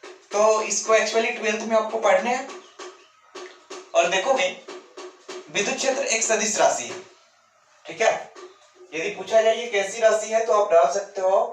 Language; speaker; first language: Hindi; native; Hindi